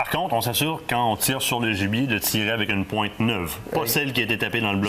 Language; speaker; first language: French; native; French